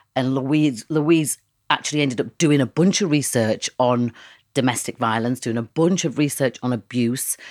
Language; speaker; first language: English; native; English